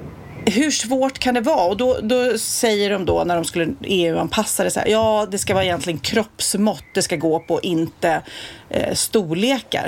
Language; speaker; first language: Swedish; native; Swedish